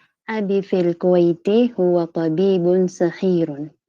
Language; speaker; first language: Arabic; non-native, learner; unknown